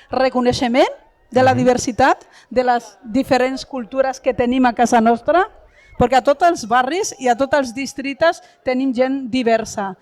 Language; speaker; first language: Catalan; non-native, fluent; Arabic